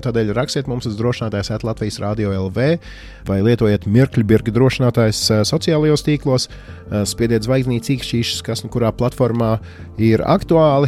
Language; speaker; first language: Latvian; native; Latvian